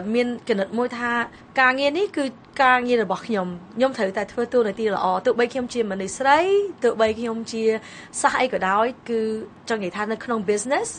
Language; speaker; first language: Khmer; early bilingual, heritage; Khmer